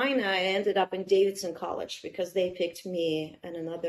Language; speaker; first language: English; non-native, fluent; Russian